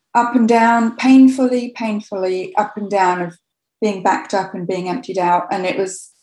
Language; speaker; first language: English; native; English